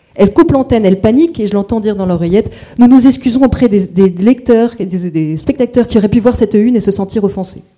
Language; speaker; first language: French; native; French